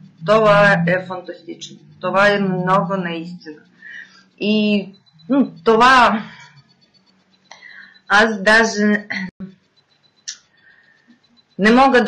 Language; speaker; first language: Bulgarian; non-native, fluent; Russian